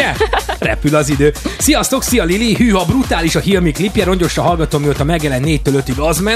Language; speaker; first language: Hungarian; native; Hungarian